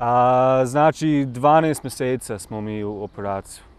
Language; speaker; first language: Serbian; non-native, learner; English